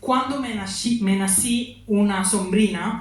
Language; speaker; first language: Spanish; non-native, learner; Italian